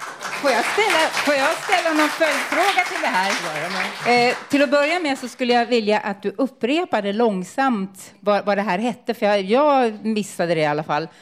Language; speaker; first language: Swedish; native; Swedish